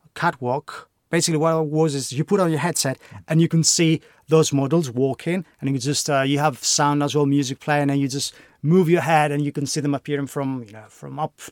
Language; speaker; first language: English; non-native, fluent; Greek